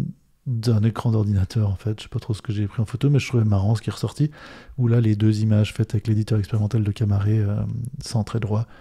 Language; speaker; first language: French; native; French